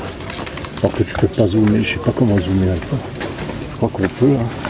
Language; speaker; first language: French; native; French